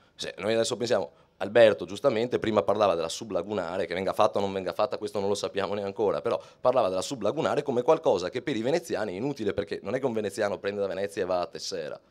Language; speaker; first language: Italian; native; Italian